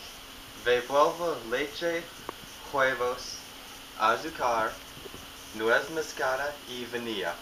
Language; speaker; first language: Spanish; non-native, learner; English